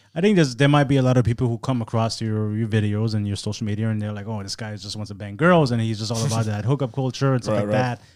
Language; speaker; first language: English; non-native, fluent; German